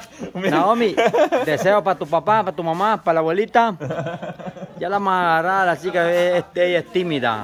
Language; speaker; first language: Spanish; native; Spanish